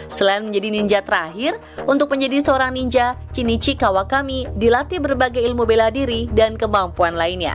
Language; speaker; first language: Indonesian; native; Indonesian